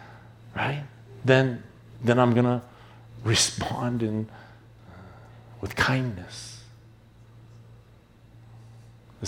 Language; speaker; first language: English; native; English